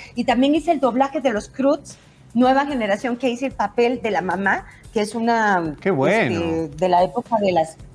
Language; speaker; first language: Spanish; native; Spanish